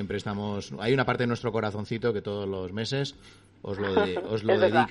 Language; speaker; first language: Spanish; native; Spanish